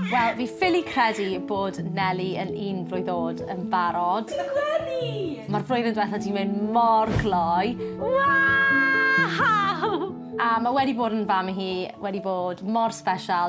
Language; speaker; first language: Welsh; native; Welsh